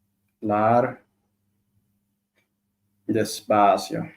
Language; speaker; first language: Spanish; non-native, learner; Arabic